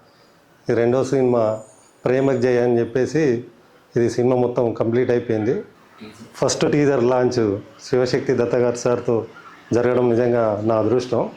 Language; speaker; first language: Telugu; native; Telugu